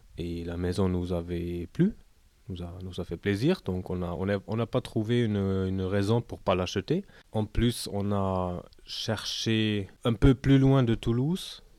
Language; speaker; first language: French; non-native, fluent; German